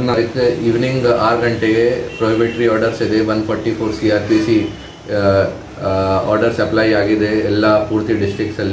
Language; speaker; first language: Kannada; non-native, fluent; Hindi